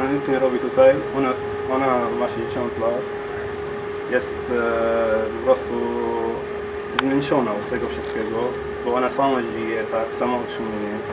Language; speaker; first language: Polish; non-native, learner; Arabic